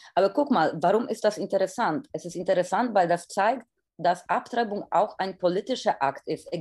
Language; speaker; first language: German; non-native, fluent; Polish